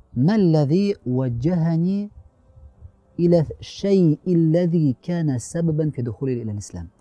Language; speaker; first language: Arabic; non-native, fluent; Russian